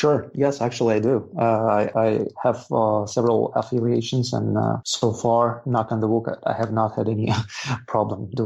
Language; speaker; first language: English; non-native, fluent; Russian